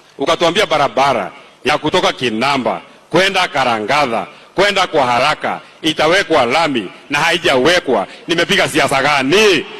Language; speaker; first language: Swahili; non-native, local second language; Kikuyu